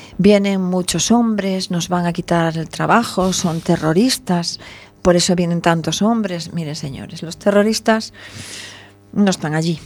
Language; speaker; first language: Spanish; native; Spanish